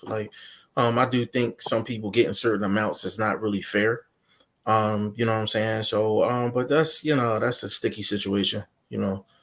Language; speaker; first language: English; native; English